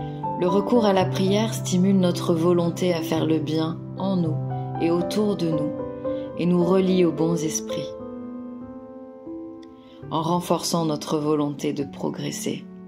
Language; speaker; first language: French; native; French